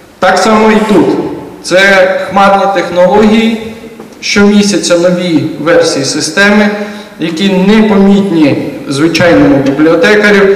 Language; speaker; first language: Ukrainian; native; Ukrainian